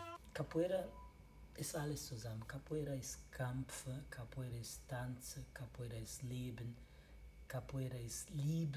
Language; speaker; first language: German; non-native, learner; Portuguese